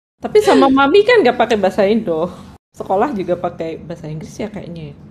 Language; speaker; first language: Indonesian; native; Indonesian